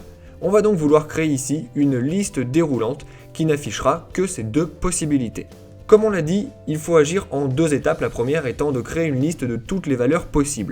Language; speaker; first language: French; native; French